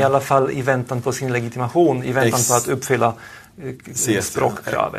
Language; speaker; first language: Swedish; non-native, fluent; Polish